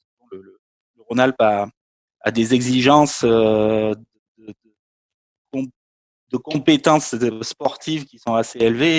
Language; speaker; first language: French; native; French